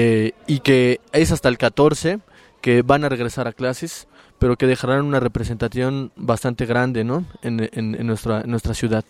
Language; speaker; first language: Spanish; native; Spanish